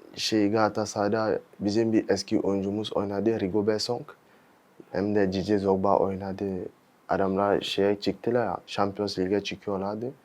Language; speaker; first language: Turkish; non-native, fluent; French